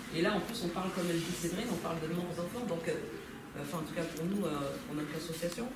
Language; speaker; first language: French; native; French